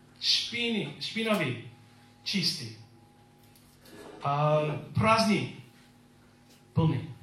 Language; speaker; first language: Czech; non-native, learner; English